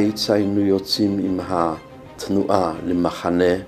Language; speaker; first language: Hebrew; non-native, fluent; Polish